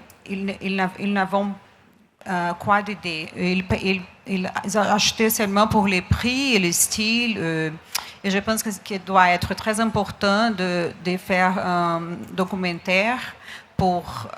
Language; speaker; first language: French; non-native, learner; Portuguese